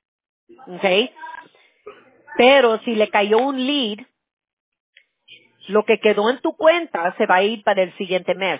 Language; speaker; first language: Spanish; early bilingual, heritage; Spanish